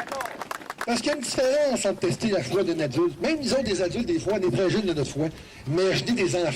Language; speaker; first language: French; native; French